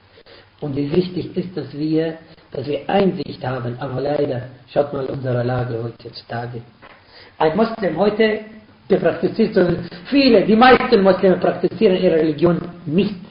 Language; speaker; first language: German; non-native, fluent; Arabic